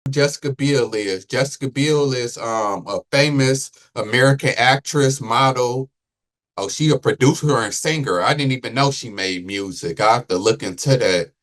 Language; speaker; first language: English; native; English